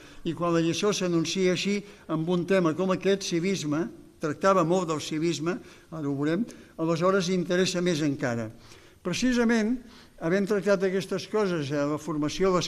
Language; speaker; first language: Catalan; native; Catalan